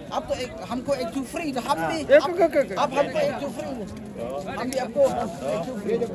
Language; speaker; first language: Hindi; non-native, learner; Malay